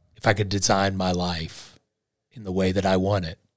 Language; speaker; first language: English; native; English